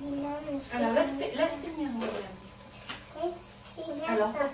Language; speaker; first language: French; native; French